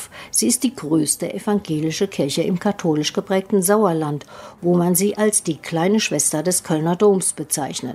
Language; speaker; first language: German; native; German